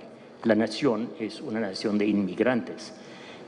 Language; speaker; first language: Spanish; non-native, fluent; English